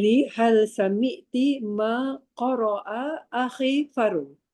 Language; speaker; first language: Arabic; non-native, learner; Malay